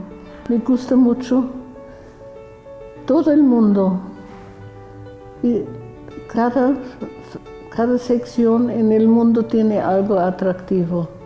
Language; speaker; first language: Spanish; non-native, fluent; German